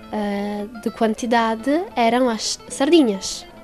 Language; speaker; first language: Portuguese; non-native, learner; Italian